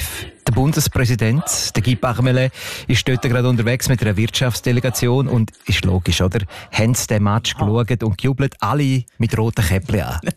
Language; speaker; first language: German; native; German